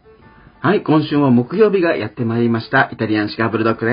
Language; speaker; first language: Japanese; native; Japanese